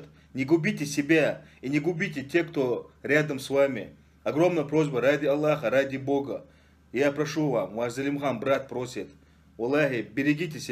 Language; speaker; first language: Russian; non-native, fluent; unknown